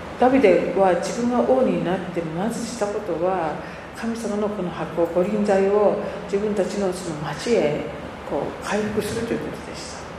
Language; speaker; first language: Japanese; native; Japanese